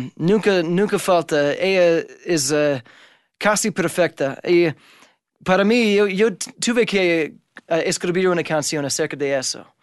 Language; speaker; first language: Spanish; non-native, fluent; English